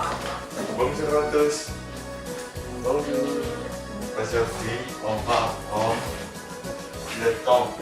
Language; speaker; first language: French; non-native, learner; Indonesian